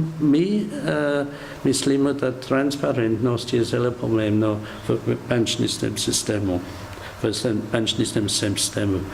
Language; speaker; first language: Slovenian; non-native, learner; English